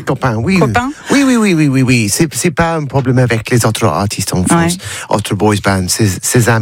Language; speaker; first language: French; non-native, learner; English